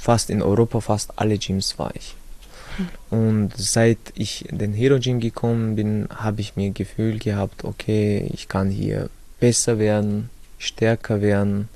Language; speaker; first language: German; early bilingual, other home language; Chechen